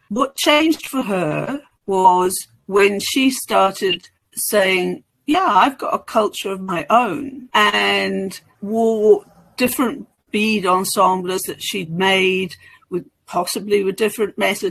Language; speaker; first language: English; native; English